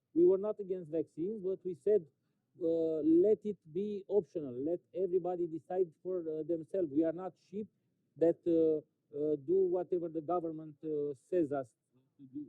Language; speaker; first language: English; non-native, fluent; Romanian